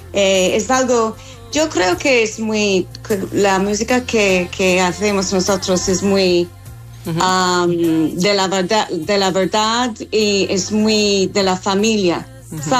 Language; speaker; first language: Spanish; non-native, fluent; English